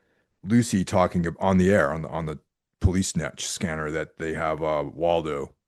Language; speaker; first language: English; native; English